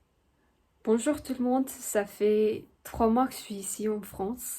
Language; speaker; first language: French; non-native, fluent; Spanish